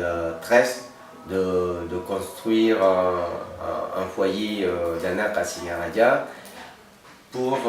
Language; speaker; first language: French; non-native, fluent; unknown